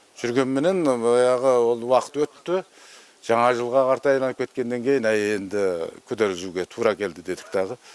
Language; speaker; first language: Kazakh; early bilingual, heritage; Kazakh